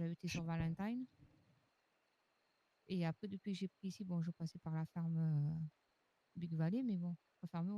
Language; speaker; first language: French; native; French